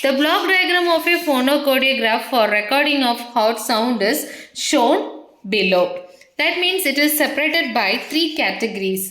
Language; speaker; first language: English; non-native, local second language; Tamil